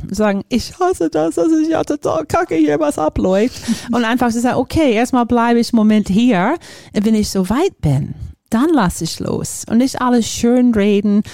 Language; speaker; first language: German; non-native, fluent; English